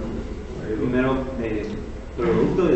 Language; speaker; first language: Spanish; native; Spanish